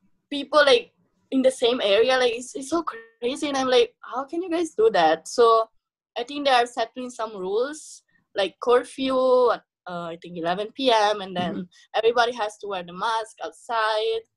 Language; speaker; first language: English; non-native, fluent; Italian